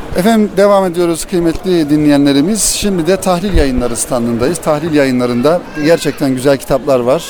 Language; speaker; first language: Turkish; native; Turkish